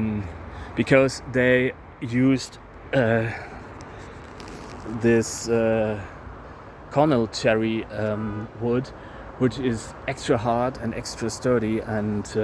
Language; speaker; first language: English; non-native, fluent; German